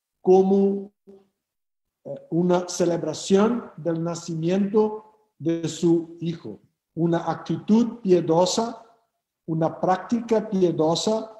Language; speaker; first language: Spanish; non-native, fluent; Portuguese